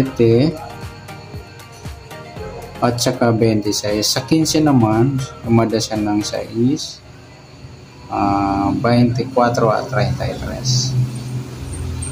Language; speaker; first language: Filipino; native; Filipino